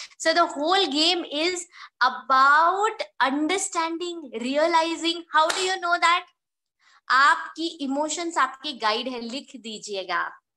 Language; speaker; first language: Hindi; non-native, local second language; Marathi